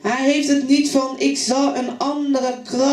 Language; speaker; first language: Dutch; non-native, fluent; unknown